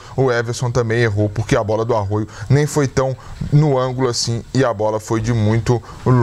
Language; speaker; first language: Portuguese; native; Portuguese